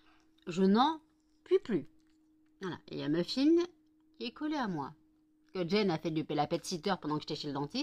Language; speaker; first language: French; native; French